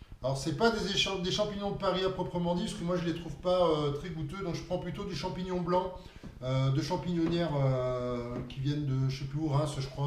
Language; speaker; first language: French; native; French